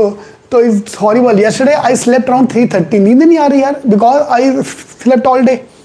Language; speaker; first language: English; non-native, local second language; Hindi